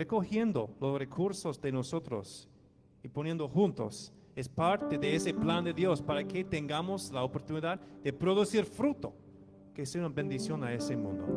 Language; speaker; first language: Spanish; non-native, fluent; English